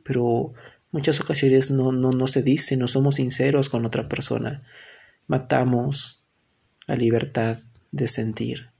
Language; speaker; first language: Spanish; native; Spanish